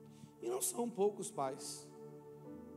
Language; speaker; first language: Portuguese; native; Portuguese